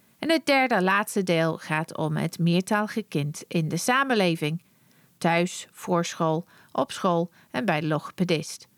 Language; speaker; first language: Dutch; non-native, fluent; English